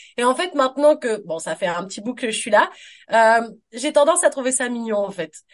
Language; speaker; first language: French; native; French